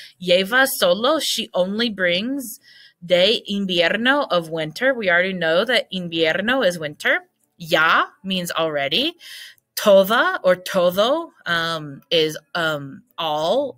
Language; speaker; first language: English; native; English